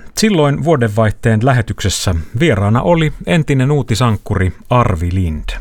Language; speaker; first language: Finnish; native; Finnish